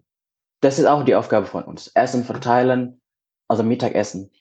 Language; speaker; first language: German; non-native, fluent; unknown